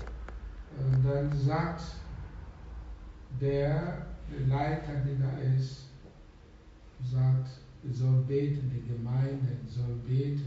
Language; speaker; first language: German; non-native, fluent; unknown